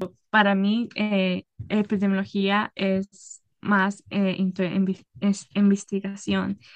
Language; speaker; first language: Spanish; early bilingual, heritage; Spanish